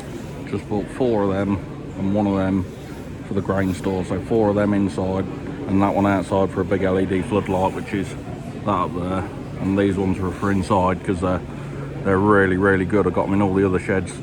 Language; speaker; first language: English; native; English